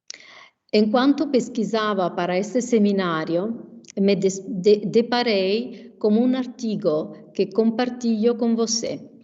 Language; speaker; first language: Portuguese; non-native, fluent; Italian